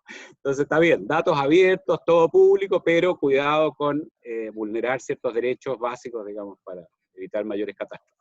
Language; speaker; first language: Spanish; native; Spanish